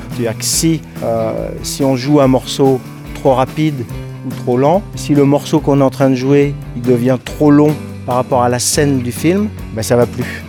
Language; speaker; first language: French; native; French